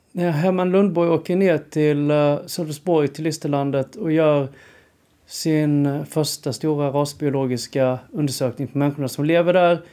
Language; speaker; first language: Swedish; native; Swedish